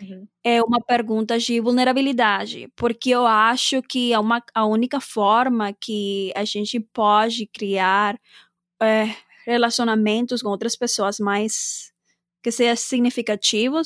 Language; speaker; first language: Portuguese; non-native, fluent; Spanish